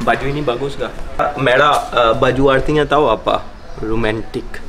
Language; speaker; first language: Indonesian; non-native, learner; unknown